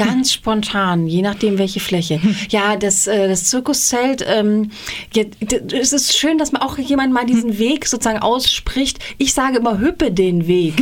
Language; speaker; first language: German; native; German